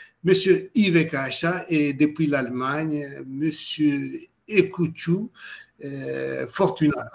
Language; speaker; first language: French; non-native, local second language; Lingala